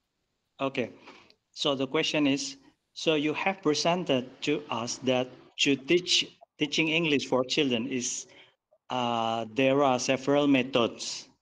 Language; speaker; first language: English; non-native, learner; Indonesian